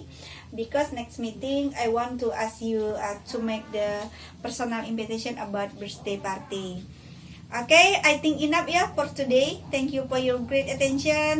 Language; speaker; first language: English; non-native, learner; Indonesian